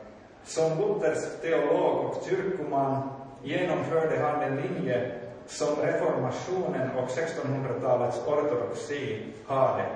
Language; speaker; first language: Swedish; non-native, local second language; Finnish